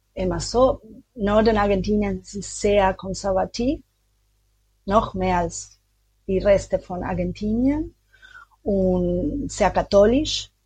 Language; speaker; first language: German; non-native, learner; Spanish